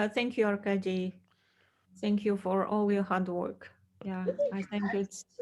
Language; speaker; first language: English; non-native, fluent; Russian